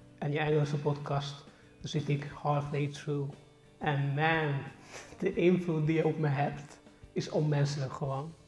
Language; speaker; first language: Dutch; non-native, fluent; Hungarian